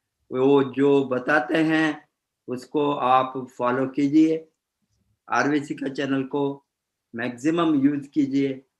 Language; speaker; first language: Hindi; non-native, fluent; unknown